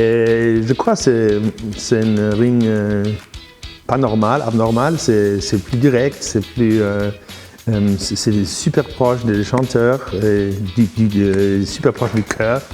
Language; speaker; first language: French; non-native, learner; German